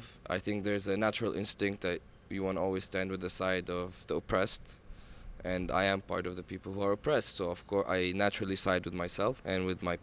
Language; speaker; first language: English; non-native, fluent; Arabic